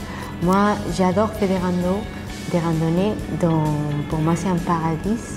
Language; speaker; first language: French; non-native, fluent; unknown